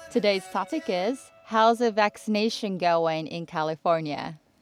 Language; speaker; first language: English; non-native, fluent; Japanese